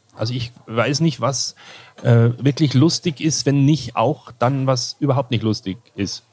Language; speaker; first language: German; native; German